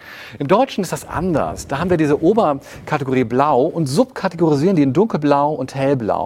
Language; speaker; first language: German; native; German